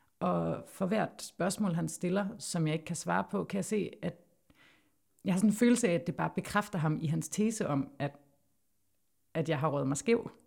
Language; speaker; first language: Danish; native; Danish